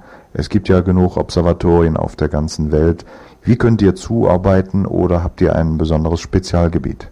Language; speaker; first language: German; native; German